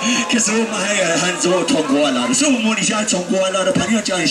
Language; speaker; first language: Chinese; non-native, fluent; English